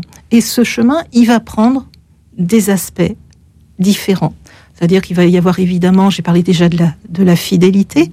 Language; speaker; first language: French; native; French